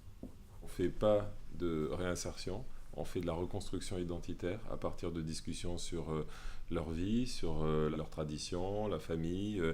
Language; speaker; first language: French; native; French